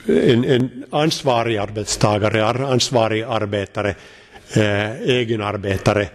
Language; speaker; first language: Swedish; non-native, local second language; Finnish